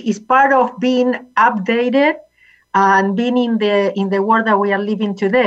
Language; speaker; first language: English; non-native, fluent; Spanish